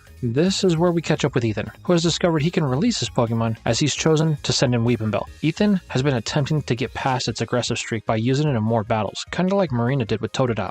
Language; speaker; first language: English; native; English